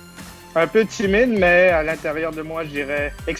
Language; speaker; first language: French; early bilingual, other home language; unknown